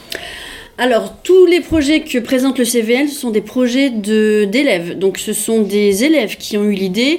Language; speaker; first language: French; native; French